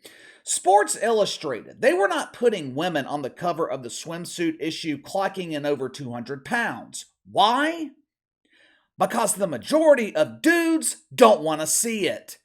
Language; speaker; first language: English; native; English